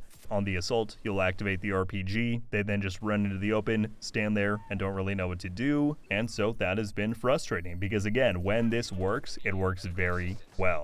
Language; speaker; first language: English; native; English